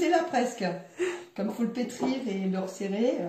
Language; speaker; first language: French; native; French